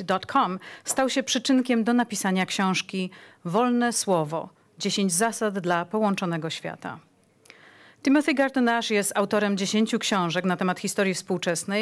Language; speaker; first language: Polish; native; Polish